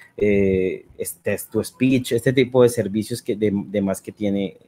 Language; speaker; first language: Spanish; native; Spanish